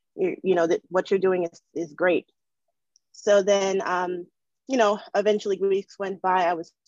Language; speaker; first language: English; early bilingual, other home language; Wolof